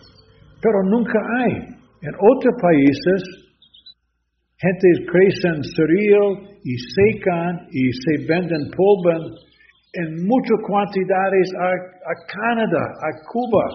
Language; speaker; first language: Spanish; non-native, learner; English